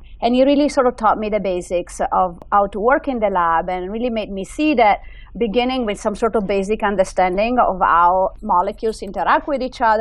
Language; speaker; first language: English; non-native, fluent; Italian